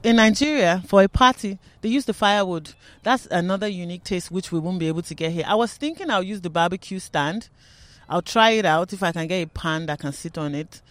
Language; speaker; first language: English; non-native, local second language; Yoruba